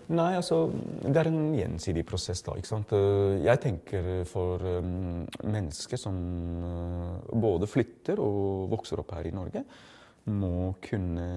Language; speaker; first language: Norwegian; non-native, fluent; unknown